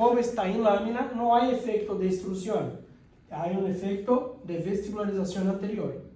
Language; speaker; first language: Spanish; non-native, fluent; Portuguese